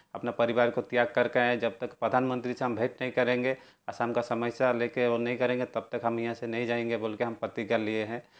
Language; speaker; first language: Hindi; non-native, local second language; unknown